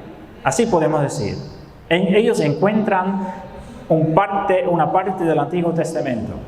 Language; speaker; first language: Spanish; non-native, fluent; Dutch